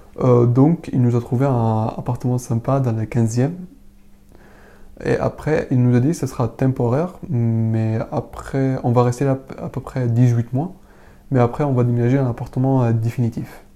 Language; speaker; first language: French; non-native, learner; Arabic